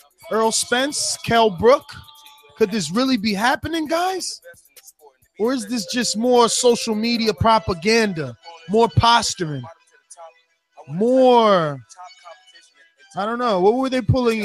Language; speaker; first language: English; early bilingual, other home language; Spanish